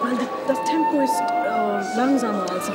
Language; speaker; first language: German; non-native, learner; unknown